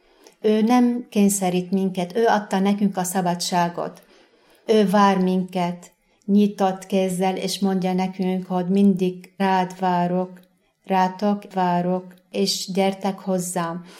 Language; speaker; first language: Hungarian; non-native, learner; Arabic